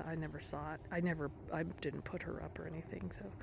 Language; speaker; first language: English; native; English